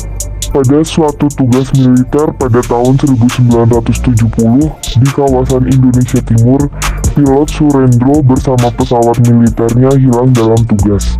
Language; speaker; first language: Indonesian; native; Indonesian